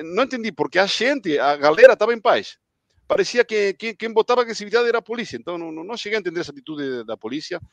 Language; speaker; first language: Portuguese; non-native, fluent; Spanish